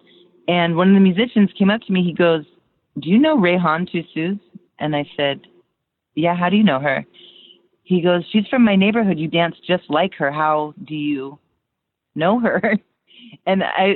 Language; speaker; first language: English; native; English